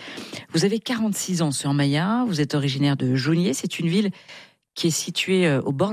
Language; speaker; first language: French; native; French